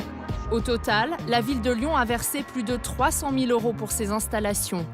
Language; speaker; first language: French; native; French